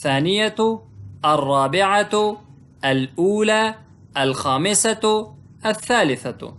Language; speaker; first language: Arabic; non-native, fluent; Pashto